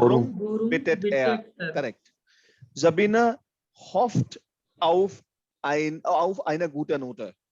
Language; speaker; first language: German; non-native, fluent; Hindi